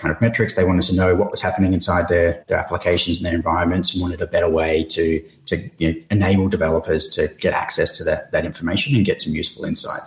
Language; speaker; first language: English; native; English